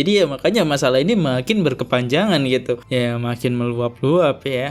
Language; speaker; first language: Indonesian; native; Indonesian